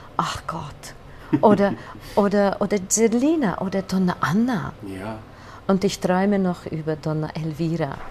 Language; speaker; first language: German; non-native, fluent; Hungarian